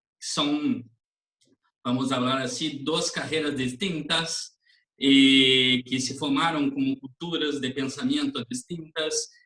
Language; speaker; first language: Spanish; non-native, learner; Portuguese